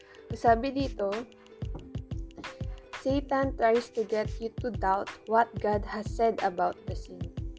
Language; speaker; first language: English; non-native, local second language; Filipino